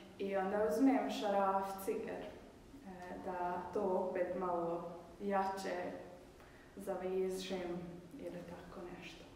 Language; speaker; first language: Croatian; early bilingual, heritage; Croatian